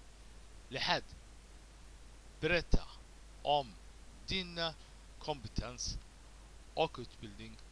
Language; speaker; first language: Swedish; non-native, fluent; Somali